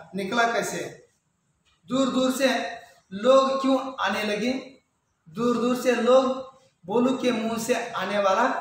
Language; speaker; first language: Hindi; non-native, local second language; Kannada